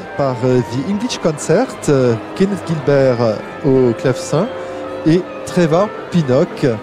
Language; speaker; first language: French; native; French